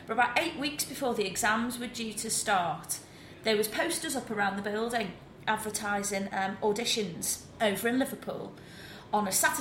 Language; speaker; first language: English; native; English